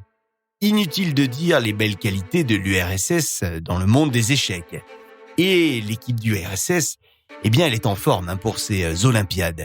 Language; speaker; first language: French; native; French